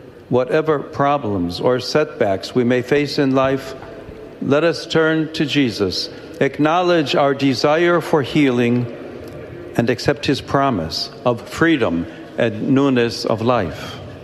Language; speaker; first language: English; native; English